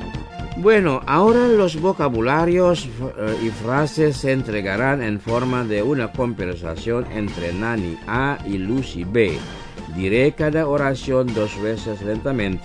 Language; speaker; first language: Spanish; non-native, fluent; Indonesian